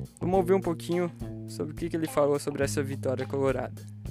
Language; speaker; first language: Portuguese; native; Portuguese